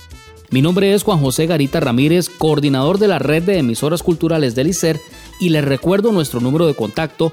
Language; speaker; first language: Spanish; native; Spanish